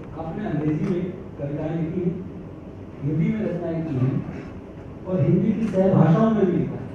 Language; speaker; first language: Hindi; native; Hindi